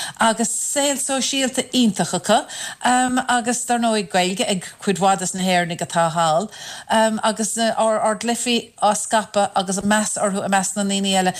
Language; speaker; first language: Irish; non-native, local second language; English